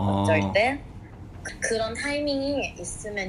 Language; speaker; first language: Korean; non-native, fluent; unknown